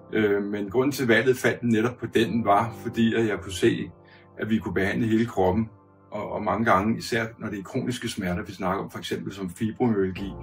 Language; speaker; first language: Danish; native; Danish